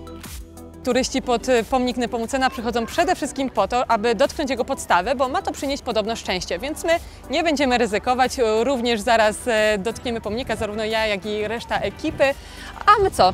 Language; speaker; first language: Polish; native; Polish